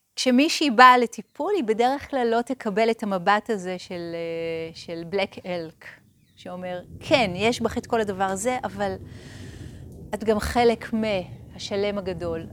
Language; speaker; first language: Hebrew; native; Hebrew